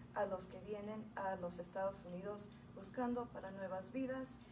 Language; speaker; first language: Spanish; early bilingual, heritage; Spanish